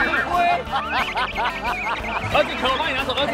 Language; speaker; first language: Chinese; native; Chinese